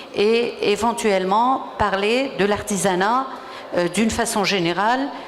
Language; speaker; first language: French; non-native, local second language; Arabic